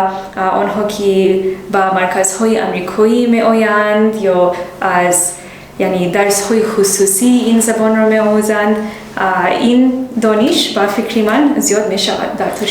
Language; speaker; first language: Persian; non-native, learner; English